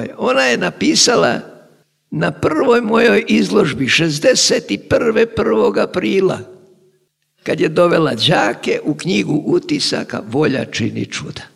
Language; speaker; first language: Serbian; native; Serbian